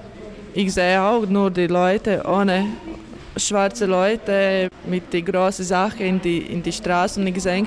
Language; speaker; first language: German; non-native, learner; Latvian